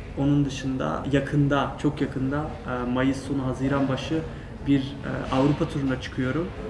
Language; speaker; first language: Turkish; early bilingual, heritage; Turkish